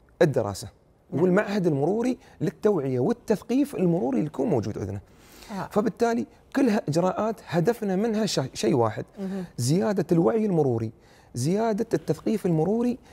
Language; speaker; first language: Arabic; native; Arabic